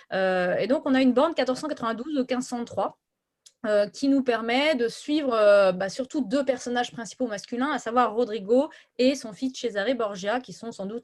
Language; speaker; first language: French; native; French